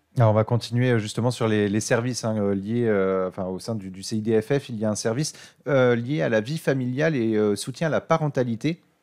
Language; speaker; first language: French; native; French